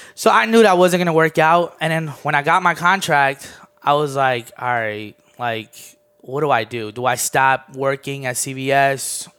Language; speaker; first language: English; early bilingual, other home language; Armenian